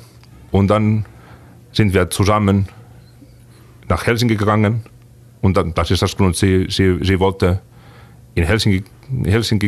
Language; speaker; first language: German; non-native, fluent; Finnish